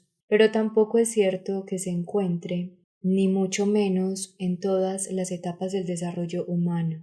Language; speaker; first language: Spanish; native; Spanish